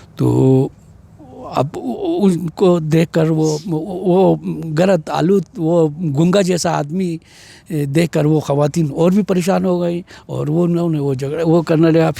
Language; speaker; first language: Urdu; non-native, local second language; Balti